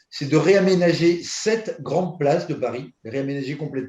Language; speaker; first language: French; native; French